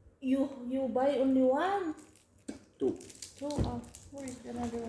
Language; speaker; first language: English; non-native, learner; Filipino